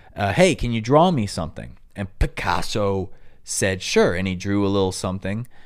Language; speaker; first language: English; native; English